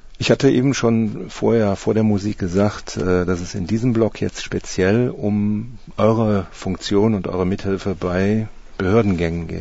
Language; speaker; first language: German; native; German